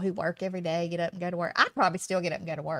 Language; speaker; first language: English; native; English